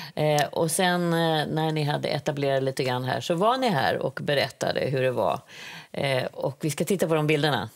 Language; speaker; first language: Swedish; native; Swedish